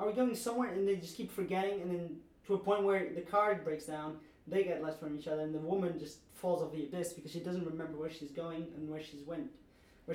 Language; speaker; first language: English; non-native, fluent; Portuguese